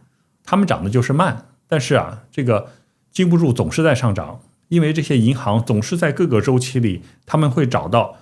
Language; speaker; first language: Chinese; native; Chinese